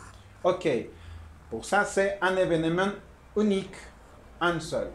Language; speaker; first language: French; non-native, learner; Spanish